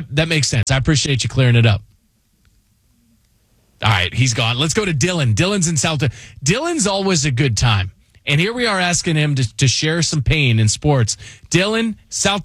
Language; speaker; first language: English; native; English